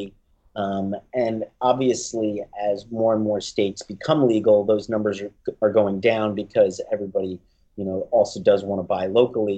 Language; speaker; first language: English; native; English